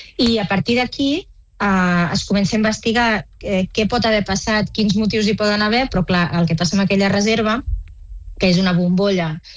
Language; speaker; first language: Catalan; native; Catalan